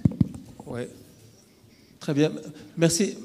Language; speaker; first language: French; non-native, local second language; Arabic